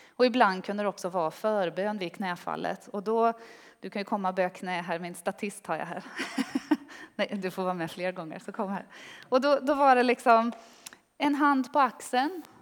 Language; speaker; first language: Swedish; native; Swedish